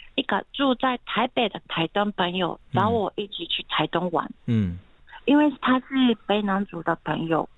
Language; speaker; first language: Chinese; non-native, fluent; Japanese